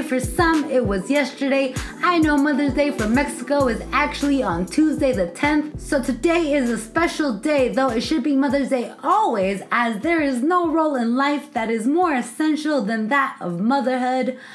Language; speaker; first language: English; early bilingual, other home language; Spanish